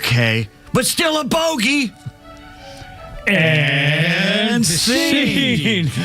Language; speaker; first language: English; native; English